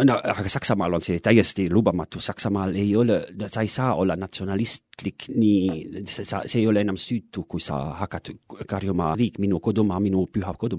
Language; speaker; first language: Estonian; non-native, fluent; German